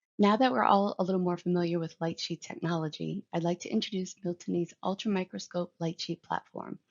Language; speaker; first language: English; native; English